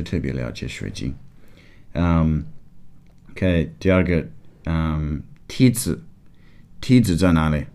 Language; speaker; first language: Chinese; non-native, fluent; English